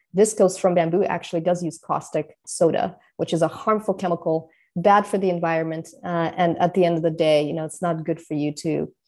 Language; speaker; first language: English; non-native, fluent; Russian